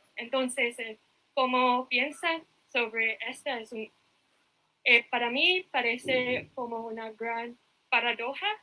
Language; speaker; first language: Spanish; non-native, fluent; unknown